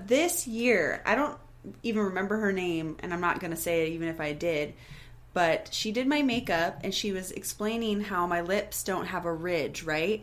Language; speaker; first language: English; native; English